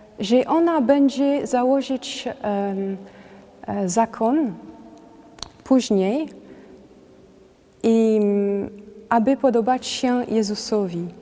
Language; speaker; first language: Polish; non-native, learner; French